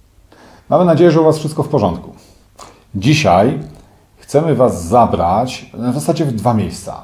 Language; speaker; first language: Polish; native; Polish